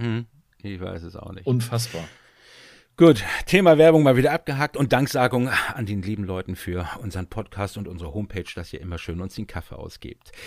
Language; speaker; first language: German; native; German